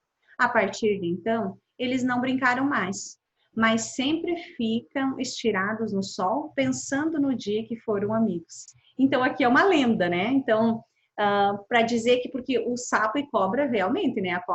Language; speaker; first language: Portuguese; native; Portuguese